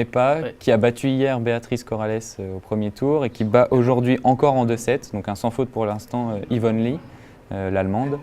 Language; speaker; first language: French; native; French